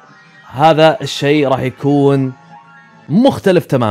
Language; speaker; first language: Arabic; native; Arabic